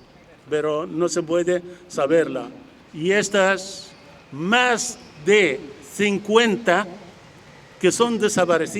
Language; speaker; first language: Spanish; non-native, fluent; Arabic